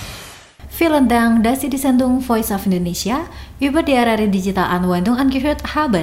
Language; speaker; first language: German; non-native, fluent; Indonesian